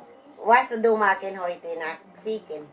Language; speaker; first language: German; non-native, learner; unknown